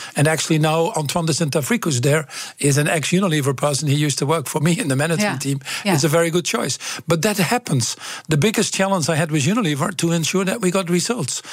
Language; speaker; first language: English; non-native, fluent; Dutch